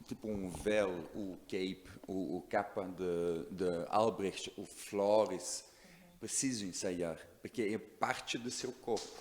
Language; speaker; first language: Portuguese; non-native, learner; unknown